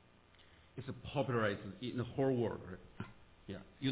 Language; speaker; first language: English; non-native, learner; Chinese